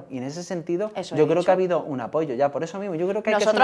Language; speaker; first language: Spanish; native; Spanish